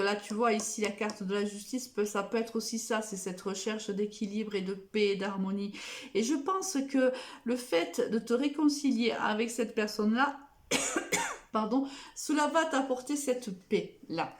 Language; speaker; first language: French; native; French